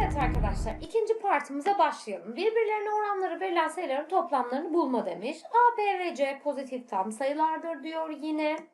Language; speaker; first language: Turkish; native; Turkish